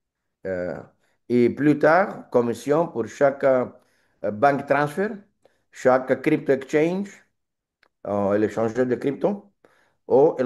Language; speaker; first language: French; non-native, learner; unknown